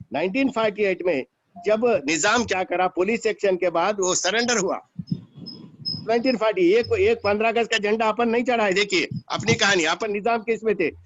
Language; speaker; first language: Hindi; non-native, local second language; Telugu